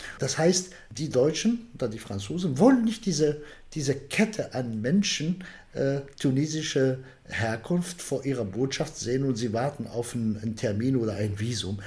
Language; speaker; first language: German; non-native, fluent; Arabic